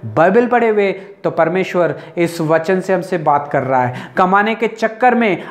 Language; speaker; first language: Hindi; non-native, local second language; Telugu